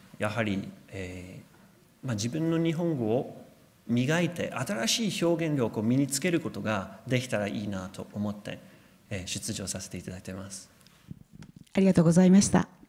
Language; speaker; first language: Japanese; non-native, fluent; English